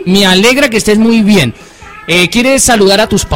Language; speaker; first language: Spanish; native; Spanish